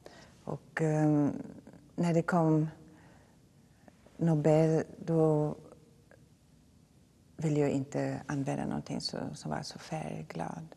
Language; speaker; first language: Swedish; non-native, fluent; German